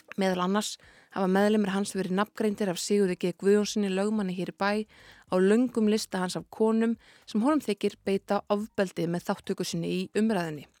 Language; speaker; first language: Icelandic; native; Icelandic